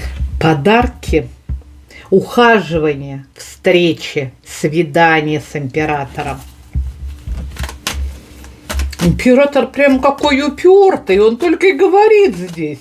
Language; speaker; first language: Russian; native; Russian